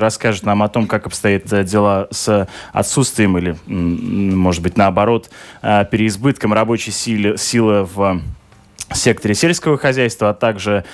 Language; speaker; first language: Russian; native; Russian